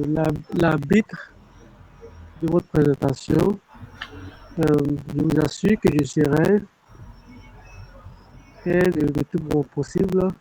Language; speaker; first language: French; non-native, fluent; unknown